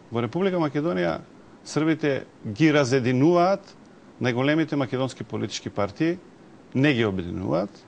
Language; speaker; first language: Macedonian; non-native, local second language; Serbian